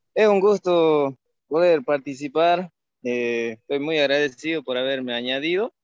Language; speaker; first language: Spanish; native; Spanish